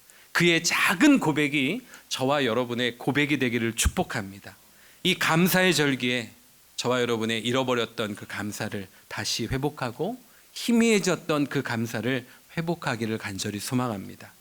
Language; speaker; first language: Korean; native; Korean